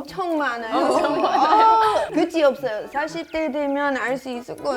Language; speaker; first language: Korean; non-native, learner; English